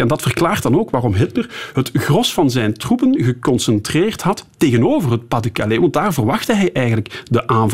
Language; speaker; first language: Dutch; native; Dutch